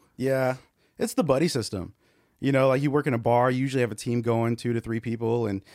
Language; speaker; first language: English; native; English